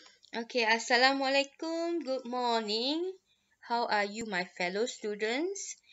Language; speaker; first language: English; non-native, local second language; Malay